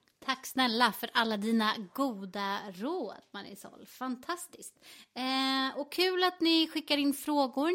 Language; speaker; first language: Swedish; native; Swedish